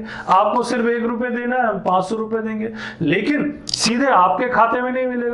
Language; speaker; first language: Hindi; native; Hindi